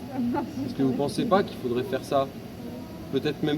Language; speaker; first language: French; native; French